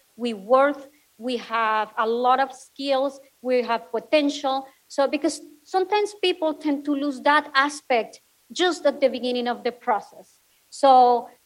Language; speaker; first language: English; non-native, fluent; Spanish